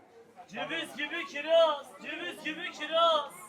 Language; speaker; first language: Turkish; native; Turkish